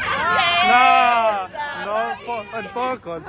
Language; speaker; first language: Spanish; non-native, learner; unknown